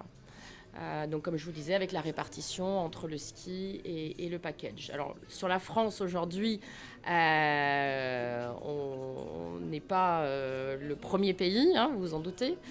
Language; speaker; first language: French; native; French